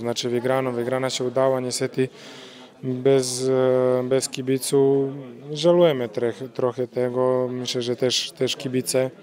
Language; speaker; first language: Polish; non-native, fluent; Croatian